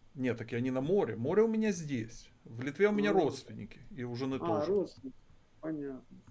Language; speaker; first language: Russian; native; Russian